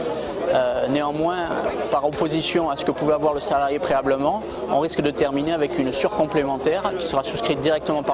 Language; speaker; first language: French; native; French